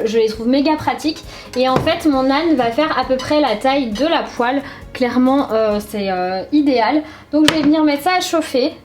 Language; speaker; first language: French; native; French